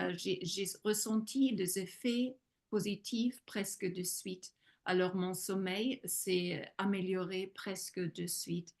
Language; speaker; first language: French; non-native, fluent; German